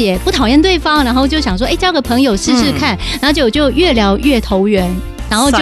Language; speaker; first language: Chinese; native; Chinese